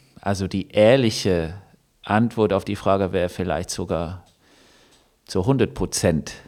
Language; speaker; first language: German; non-native, fluent; English